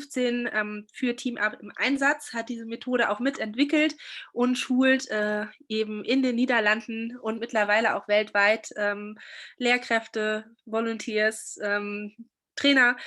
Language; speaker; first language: German; native; German